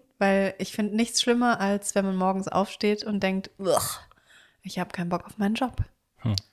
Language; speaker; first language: German; native; German